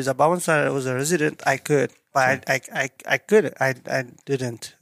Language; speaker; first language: English; non-native, fluent; Tigrinya